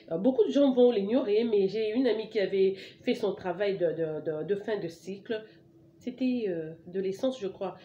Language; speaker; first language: French; non-native, local second language; Lingala